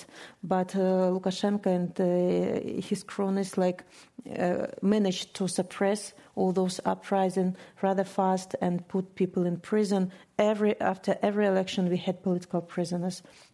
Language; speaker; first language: English; non-native, fluent; Russian